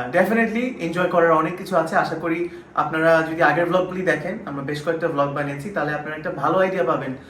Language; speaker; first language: Bangla; native; Bangla